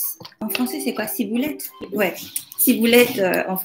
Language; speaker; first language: French; non-native, local second language; Lingala